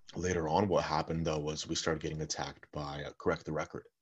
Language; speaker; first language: English; early bilingual, other home language; Russian